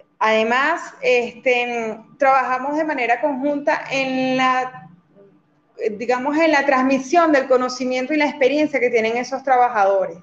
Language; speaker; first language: Spanish; native; Spanish